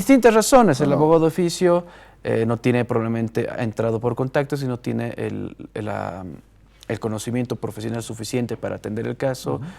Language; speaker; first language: Spanish; native; Spanish